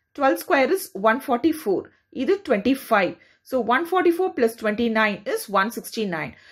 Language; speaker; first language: English; non-native, local second language; Tamil